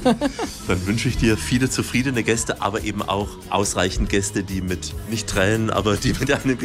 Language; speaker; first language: German; native; German